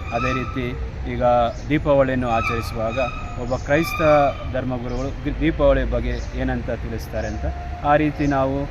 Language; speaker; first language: Kannada; native; Kannada